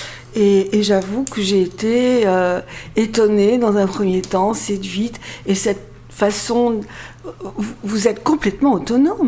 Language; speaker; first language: French; native; French